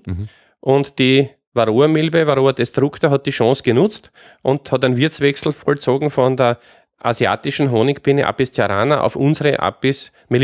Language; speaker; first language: German; native; German